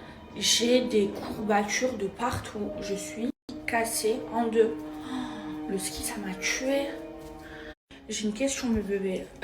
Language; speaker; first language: French; native; French